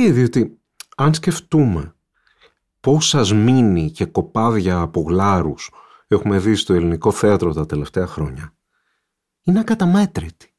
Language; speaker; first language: Greek; native; Greek